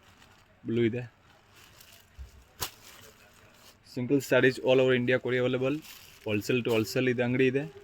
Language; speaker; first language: Kannada; non-native, local second language; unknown